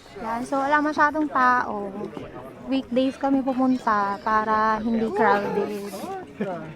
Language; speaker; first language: Filipino; native; Filipino